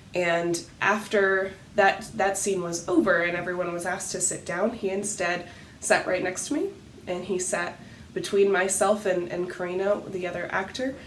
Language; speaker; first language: English; native; English